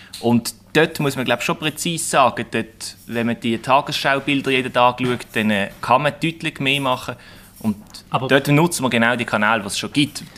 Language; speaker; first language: German; native; German